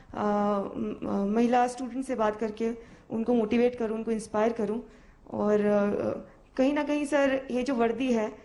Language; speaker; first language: Hindi; native; Hindi